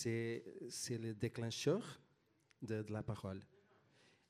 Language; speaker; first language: French; non-native, fluent; Portuguese